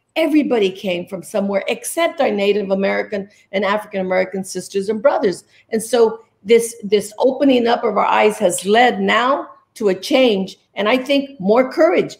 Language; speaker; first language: English; early bilingual, other home language; Spanish